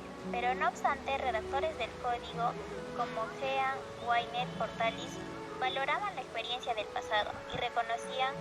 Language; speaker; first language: Spanish; native; Spanish